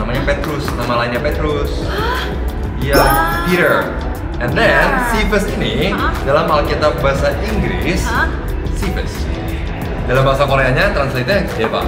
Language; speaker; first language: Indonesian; early bilingual, other home language; Korean